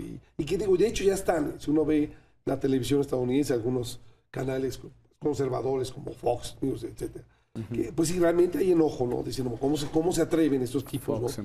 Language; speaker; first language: Spanish; native; Spanish